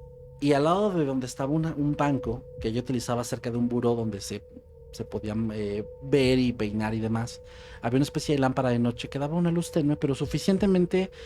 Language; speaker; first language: Spanish; native; Spanish